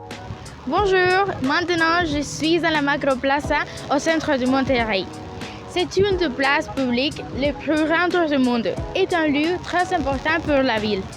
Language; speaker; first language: French; non-native, learner; Spanish